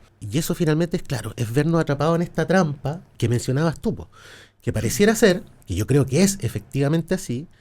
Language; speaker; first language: Spanish; native; Spanish